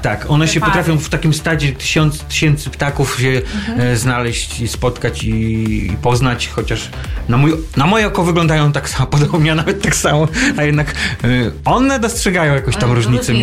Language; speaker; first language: Polish; native; Polish